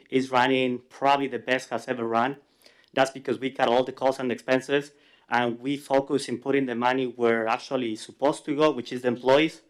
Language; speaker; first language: English; non-native, fluent; Spanish